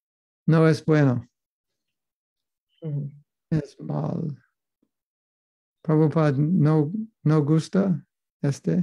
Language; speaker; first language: Spanish; non-native, learner; English